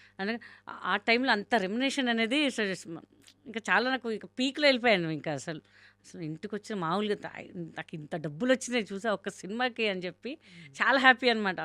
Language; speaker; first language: Telugu; non-native, local second language; Hindi